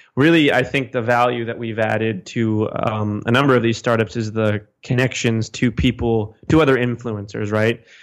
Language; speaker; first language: English; native; English